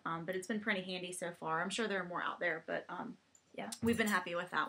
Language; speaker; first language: English; native; English